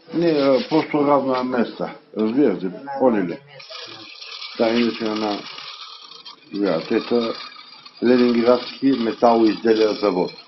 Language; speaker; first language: Russian; non-native, learner; Bulgarian